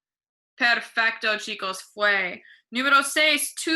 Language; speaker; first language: Spanish; non-native, fluent; English